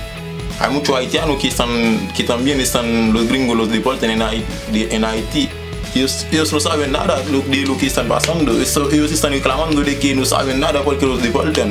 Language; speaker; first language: Spanish; non-native, fluent; Haitian Creole